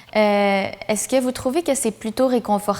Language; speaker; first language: French; native; French